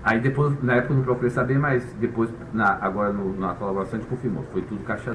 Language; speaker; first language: Portuguese; native; Portuguese